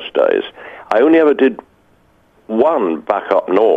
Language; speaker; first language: English; native; English